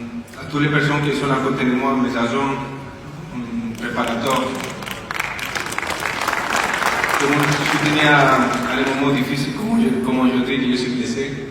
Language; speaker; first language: French; non-native, fluent; Spanish